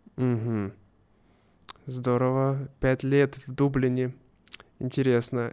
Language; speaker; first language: Russian; native; Russian